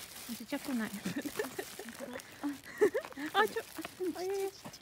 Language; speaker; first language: Japanese; non-native, learner; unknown